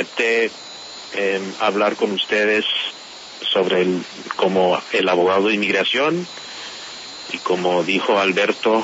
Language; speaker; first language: Spanish; non-native, fluent; English